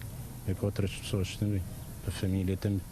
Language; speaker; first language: Portuguese; non-native, learner; Kabuverdianu